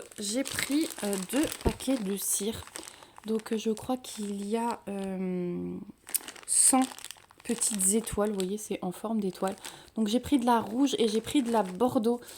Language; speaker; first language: French; native; French